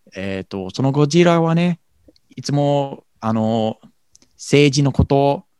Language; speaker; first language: Japanese; non-native, fluent; English